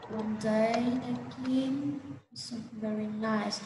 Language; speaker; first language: English; non-native, learner; Vietnamese